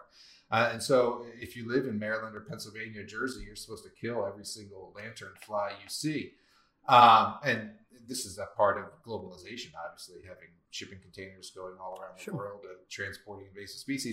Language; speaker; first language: English; native; English